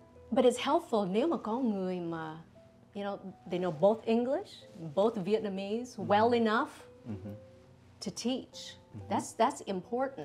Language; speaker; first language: English; early bilingual, other home language; Vietnamese